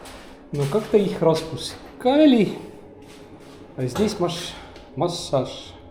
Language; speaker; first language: Russian; non-native, local second language; Estonian